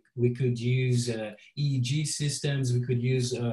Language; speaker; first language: English; non-native, fluent; Portuguese